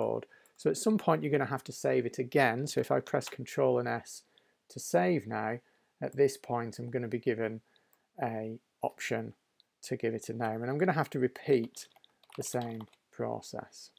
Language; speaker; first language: English; native; English